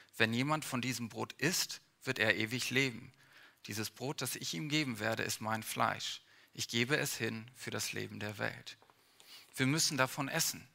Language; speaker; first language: German; early bilingual, other home language; English